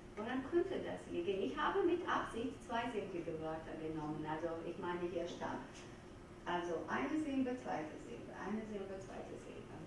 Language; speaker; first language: German; non-native, fluent; Georgian